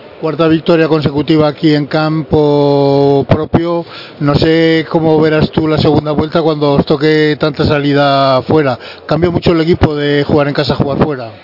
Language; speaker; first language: Spanish; native; Spanish